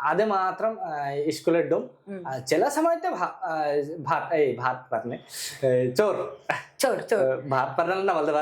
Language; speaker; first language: Malayalam; non-native, local second language; Bangla